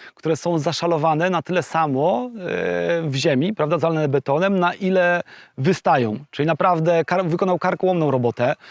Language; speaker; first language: Polish; native; Polish